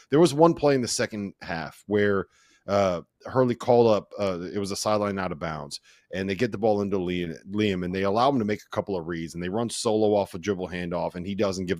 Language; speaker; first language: English; native; English